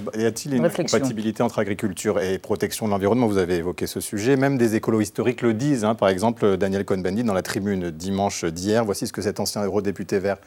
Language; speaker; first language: French; native; French